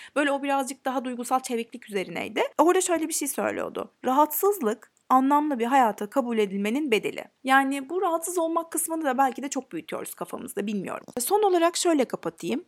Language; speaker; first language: Turkish; native; Turkish